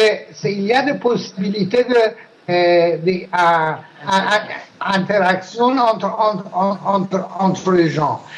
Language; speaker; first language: French; non-native, learner; Persian